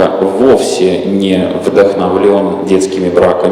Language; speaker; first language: Russian; native; Russian